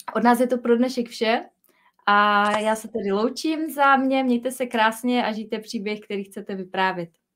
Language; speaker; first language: Czech; native; Czech